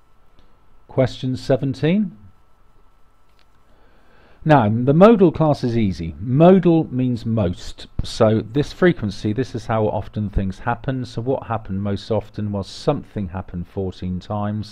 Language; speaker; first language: English; native; English